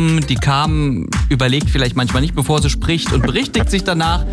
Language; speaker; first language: German; native; German